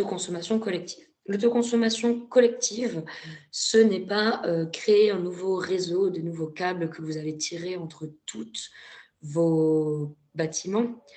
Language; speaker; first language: French; native; French